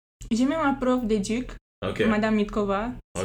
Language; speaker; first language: French; non-native, fluent; Romanian